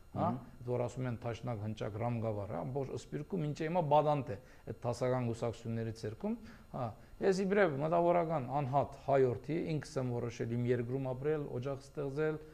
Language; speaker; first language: Armenian; early bilingual, heritage; Armenian